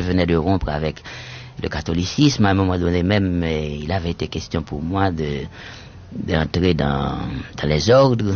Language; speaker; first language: French; non-native, local second language; Haitian Creole